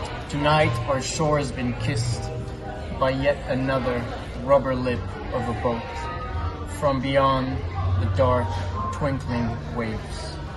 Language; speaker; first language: English; non-native, fluent; Hebrew